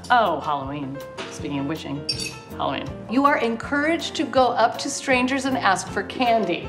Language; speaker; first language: English; native; English